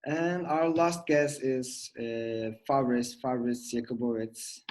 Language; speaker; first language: English; non-native, fluent; Turkish